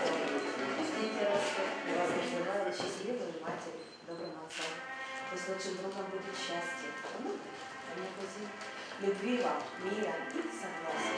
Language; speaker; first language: Russian; native; Russian